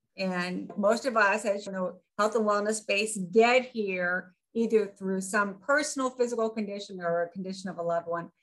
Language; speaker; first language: English; native; English